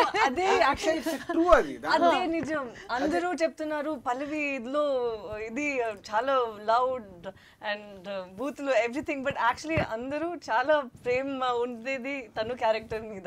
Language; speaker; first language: Telugu; non-native, learner; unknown